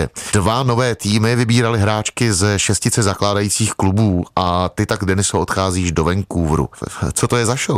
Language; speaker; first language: Czech; native; Czech